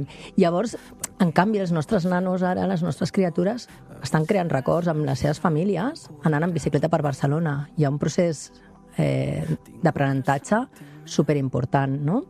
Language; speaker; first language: Catalan; native; Catalan